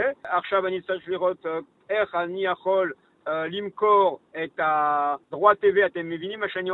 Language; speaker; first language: Hebrew; non-native, learner; French